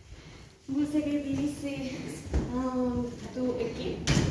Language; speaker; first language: French; non-native, learner; Spanish